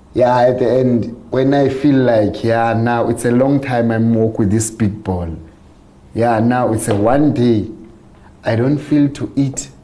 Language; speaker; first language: English; non-native, local second language; Xhosa